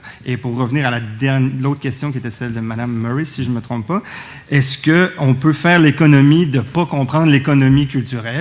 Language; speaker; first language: French; native; French